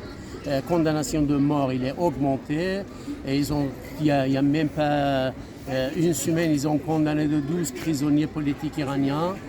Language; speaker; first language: French; non-native, fluent; Persian